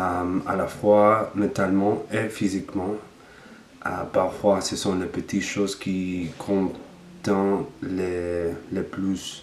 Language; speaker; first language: French; non-native, learner; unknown